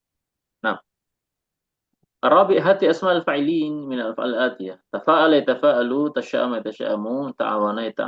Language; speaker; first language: Arabic; non-native, fluent; Indonesian